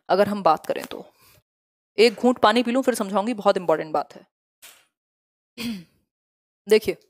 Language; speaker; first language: Hindi; native; Hindi